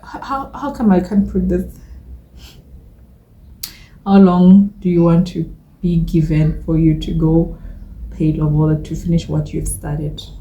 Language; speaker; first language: English; non-native, local second language; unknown